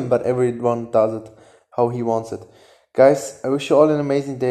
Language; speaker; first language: English; non-native, fluent; German